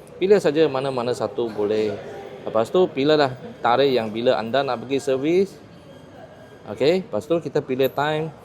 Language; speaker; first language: Malay; non-native, local second language; Chinese